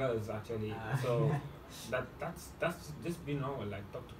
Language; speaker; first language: English; non-native, fluent; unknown